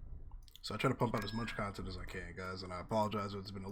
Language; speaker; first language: English; native; English